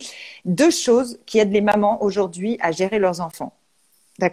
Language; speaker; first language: French; native; French